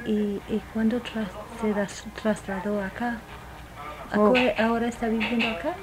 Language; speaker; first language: Spanish; non-native, fluent; English